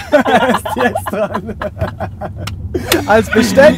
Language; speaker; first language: German; native; German